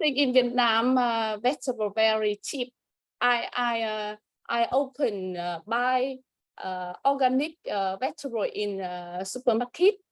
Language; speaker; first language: English; non-native, learner; Vietnamese